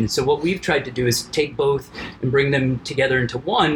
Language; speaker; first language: English; native; English